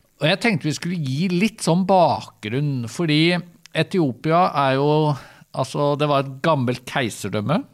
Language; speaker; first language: Norwegian; native; Norwegian